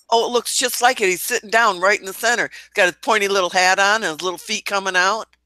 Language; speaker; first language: English; native; English